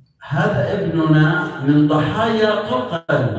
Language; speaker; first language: Arabic; non-native, fluent; Indonesian